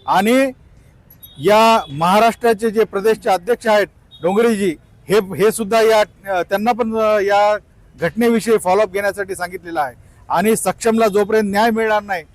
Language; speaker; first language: Marathi; native; Marathi